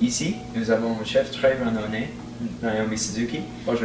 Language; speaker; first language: French; non-native, fluent; English